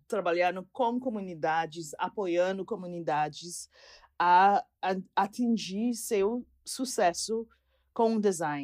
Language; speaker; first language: Portuguese; non-native, fluent; English